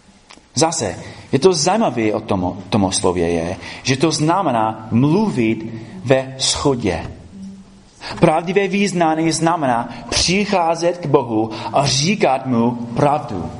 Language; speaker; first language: Czech; non-native, fluent; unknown